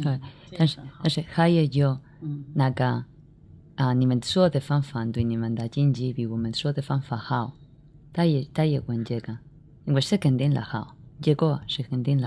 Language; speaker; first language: Chinese; non-native, learner; Spanish